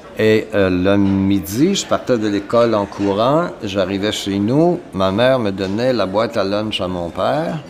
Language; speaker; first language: French; native; French